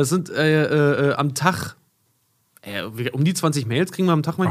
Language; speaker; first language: German; native; German